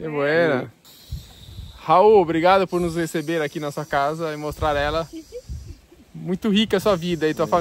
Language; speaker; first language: Spanish; non-native, learner; Portuguese